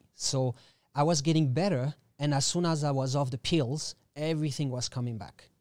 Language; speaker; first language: English; non-native, fluent; French